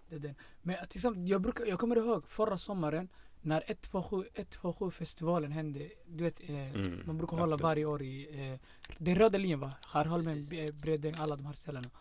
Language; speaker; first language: Swedish; non-native, fluent; Somali